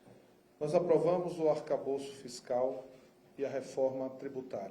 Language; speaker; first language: Portuguese; native; Portuguese